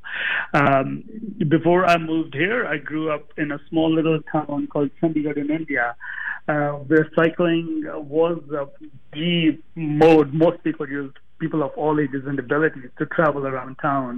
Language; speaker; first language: English; non-native, local second language; Punjabi